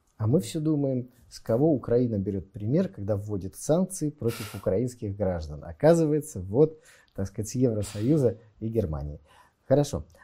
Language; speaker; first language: Russian; native; Russian